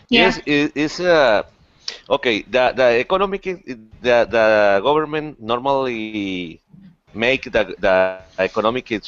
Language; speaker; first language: English; non-native, learner; Spanish